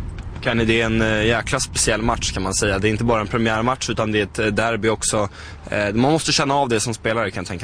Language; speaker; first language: Swedish; native; Swedish